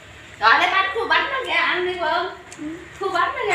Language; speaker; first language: Vietnamese; native; Vietnamese